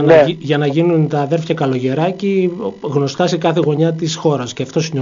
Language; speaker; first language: Greek; native; Greek